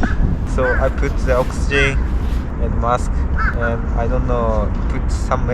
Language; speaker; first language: English; non-native, learner; Japanese